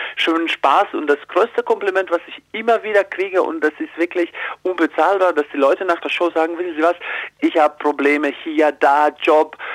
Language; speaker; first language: German; early bilingual, heritage; Croatian